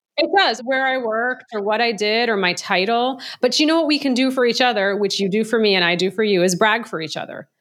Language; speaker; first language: English; native; English